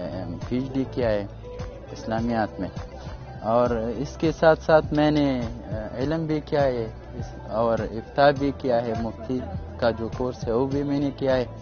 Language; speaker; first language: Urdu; non-native, local second language; Pashto